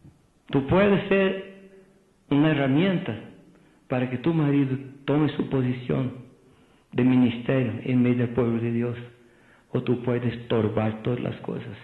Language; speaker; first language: Spanish; non-native, fluent; Portuguese